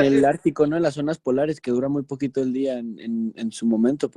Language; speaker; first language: Spanish; native; Spanish